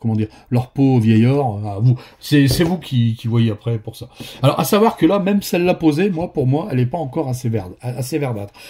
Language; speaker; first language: French; native; French